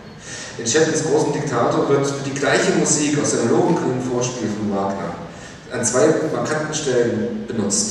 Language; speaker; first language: German; native; German